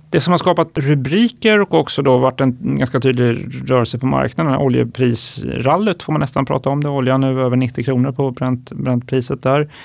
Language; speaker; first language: Swedish; native; Swedish